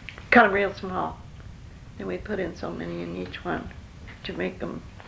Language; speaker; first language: English; early bilingual, other home language; Norwegian